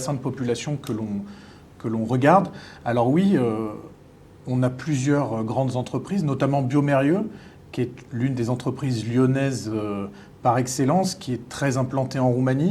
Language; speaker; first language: French; native; French